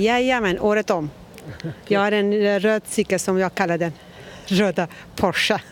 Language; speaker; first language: Swedish; non-native, learner; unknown